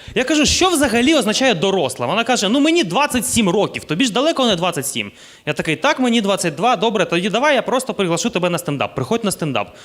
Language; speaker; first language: Ukrainian; non-native, local second language; Russian